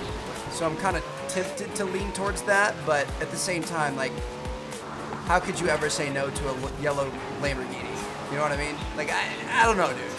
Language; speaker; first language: English; native; English